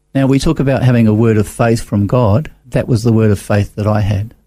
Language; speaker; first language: English; native; English